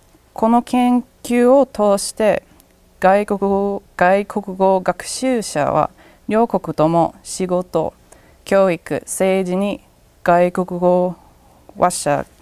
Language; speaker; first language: Japanese; non-native, learner; English